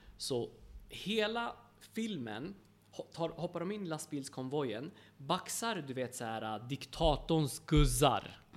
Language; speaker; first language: Swedish; early bilingual, other home language; Kurdish